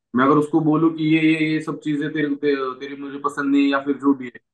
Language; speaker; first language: Hindi; non-native, local second language; Marathi